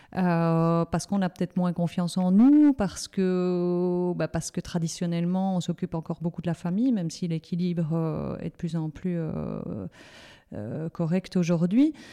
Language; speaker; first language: French; native; French